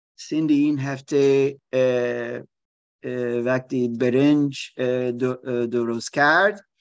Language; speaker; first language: Persian; non-native, learner; German